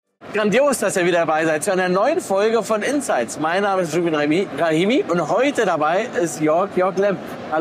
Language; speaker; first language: German; native; German